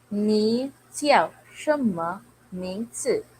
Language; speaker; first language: Chinese; non-native, learner; Filipino